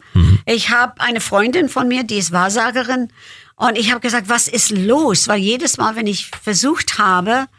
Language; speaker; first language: German; non-native, fluent; English